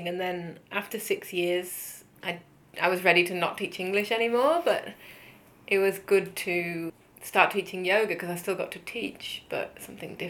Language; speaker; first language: English; native; English